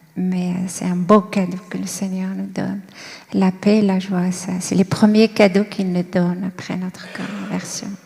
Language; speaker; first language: French; non-native, local second language; Kabyle